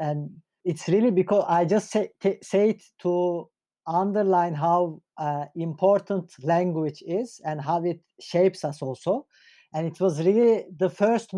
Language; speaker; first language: English; non-native, fluent; Turkish